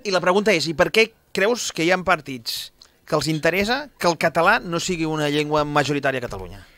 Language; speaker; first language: Catalan; non-native, local second language; Spanish